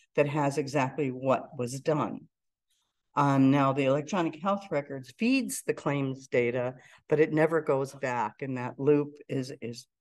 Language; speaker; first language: English; native; English